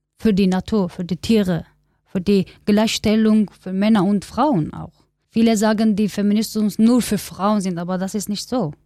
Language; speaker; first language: German; non-native, learner; Kurdish